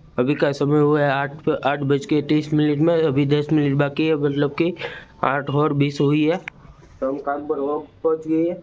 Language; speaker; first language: Hindi; non-native, local second language; Gujarati